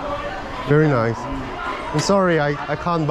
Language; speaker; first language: English; non-native, learner; Korean